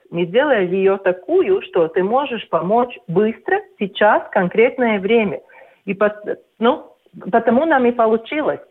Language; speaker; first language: Russian; non-native, local second language; Latvian